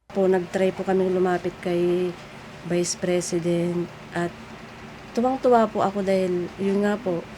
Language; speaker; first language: Filipino; native; Filipino